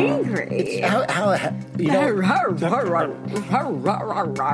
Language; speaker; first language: English; native; English